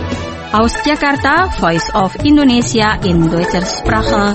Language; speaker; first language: German; non-native, fluent; Indonesian